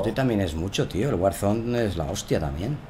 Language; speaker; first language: Spanish; native; Spanish